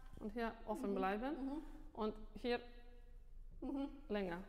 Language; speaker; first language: German; non-native, fluent; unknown